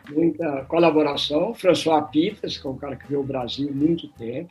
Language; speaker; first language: Portuguese; native; Portuguese